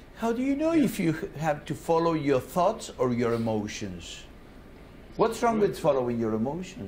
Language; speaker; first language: English; non-native, fluent; Spanish